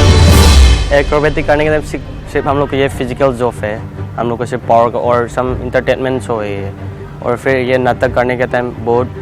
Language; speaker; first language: Hindi; non-native, local second language; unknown